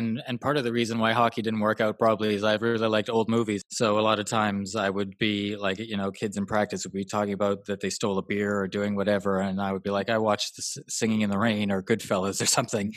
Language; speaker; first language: English; native; English